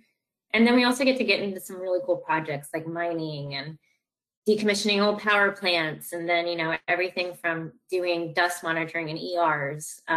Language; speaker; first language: English; native; English